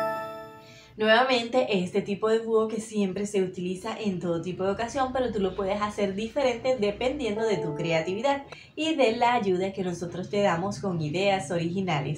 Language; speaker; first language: Spanish; native; Spanish